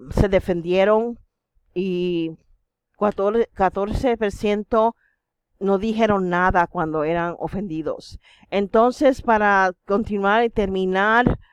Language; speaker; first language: Spanish; non-native, fluent; English